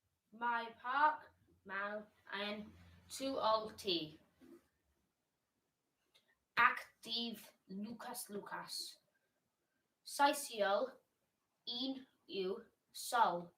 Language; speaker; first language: Welsh; non-native, learner; English